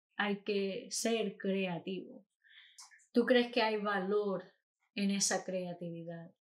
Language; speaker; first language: Spanish; early bilingual, heritage; Spanish